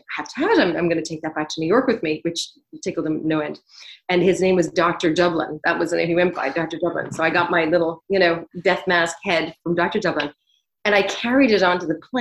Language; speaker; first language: English; native; English